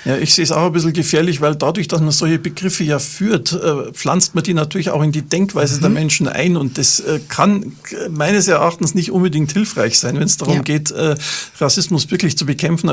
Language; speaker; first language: German; native; German